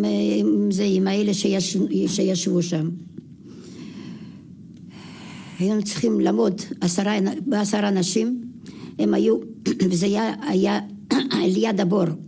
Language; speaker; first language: Hebrew; non-native, fluent; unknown